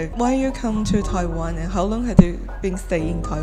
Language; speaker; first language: English; non-native, learner; Chinese